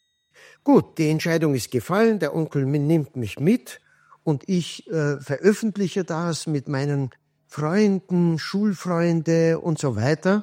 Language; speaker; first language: German; non-native, fluent; Kurdish